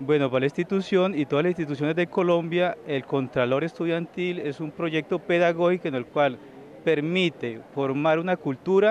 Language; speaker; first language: Spanish; native; Spanish